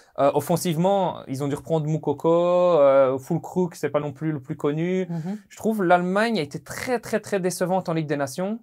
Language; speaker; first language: French; native; French